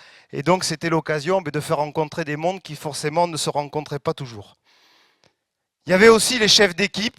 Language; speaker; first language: French; native; French